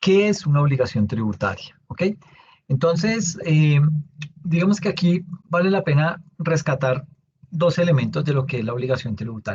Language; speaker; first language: Spanish; native; Spanish